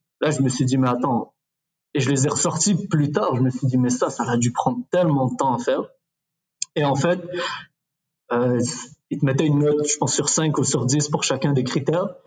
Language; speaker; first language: French; early bilingual, other home language; Arabic